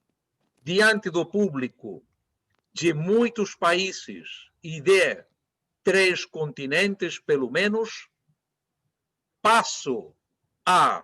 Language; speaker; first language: Portuguese; non-native, fluent; Spanish